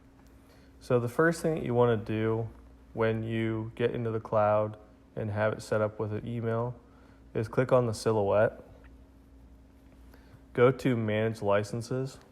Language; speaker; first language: English; native; English